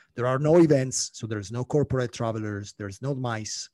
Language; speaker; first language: English; non-native, fluent; Italian